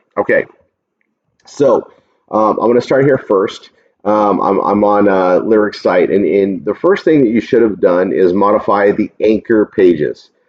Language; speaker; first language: English; native; English